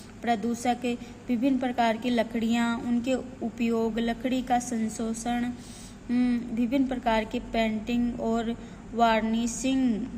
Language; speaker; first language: Hindi; native; Hindi